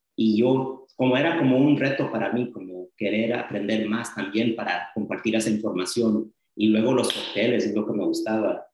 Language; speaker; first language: Spanish; early bilingual, heritage; Spanish